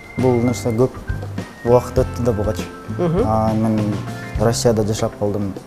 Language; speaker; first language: Kyrgyz; non-native, local second language; Russian